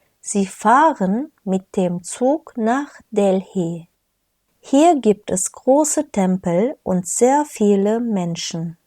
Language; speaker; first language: German; non-native, fluent; Turkish